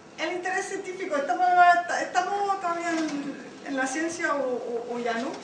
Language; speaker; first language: Spanish; early bilingual, heritage; Spanish